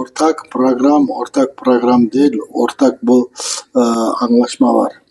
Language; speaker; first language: Turkish; non-native, learner; Kazakh